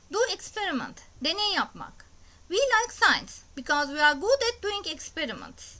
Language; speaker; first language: English; non-native, fluent; Turkish